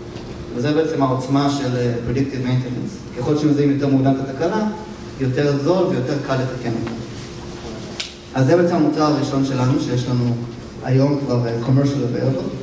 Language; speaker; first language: Hebrew; native; Hebrew